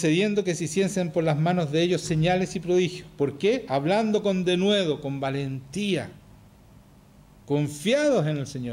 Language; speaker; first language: Spanish; native; Spanish